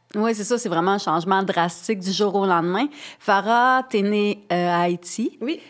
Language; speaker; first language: French; native; French